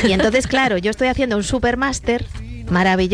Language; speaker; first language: Spanish; native; Spanish